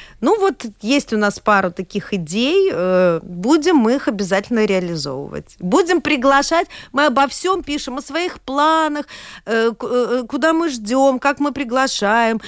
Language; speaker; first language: Russian; native; Russian